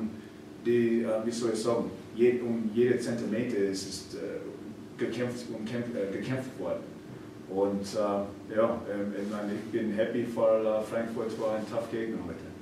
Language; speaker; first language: German; non-native, fluent; English